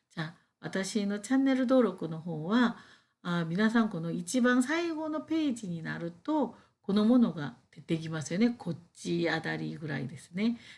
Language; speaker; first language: Japanese; non-native, fluent; Korean